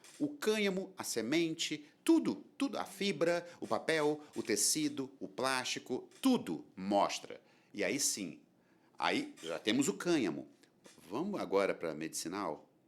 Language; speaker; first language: Portuguese; native; Portuguese